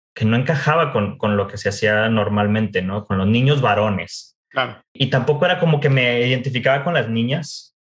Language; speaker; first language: Spanish; native; Spanish